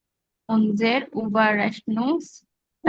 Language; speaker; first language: German; non-native, learner; Bangla